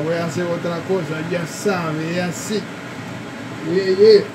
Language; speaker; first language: Spanish; non-native, fluent; Haitian Creole